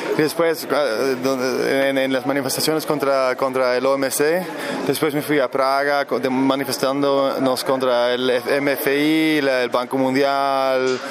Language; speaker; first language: Spanish; non-native, fluent; German